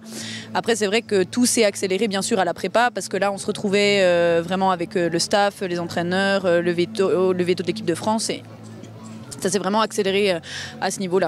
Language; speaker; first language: French; native; French